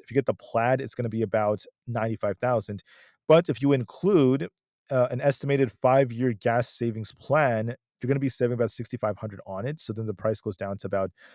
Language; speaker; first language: English; native; English